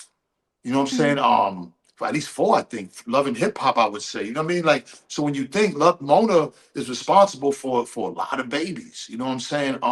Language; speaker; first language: English; native; English